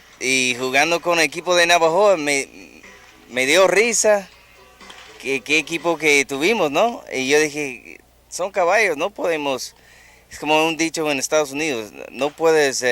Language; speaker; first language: Spanish; non-native, fluent; English